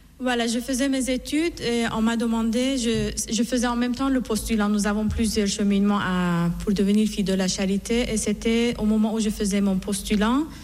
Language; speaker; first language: French; non-native, fluent; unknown